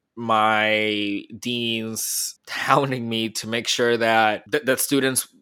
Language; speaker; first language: English; early bilingual, other home language; Spanish